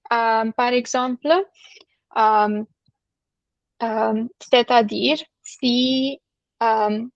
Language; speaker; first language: French; non-native, learner; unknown